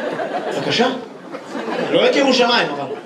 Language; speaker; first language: Hebrew; native; Hebrew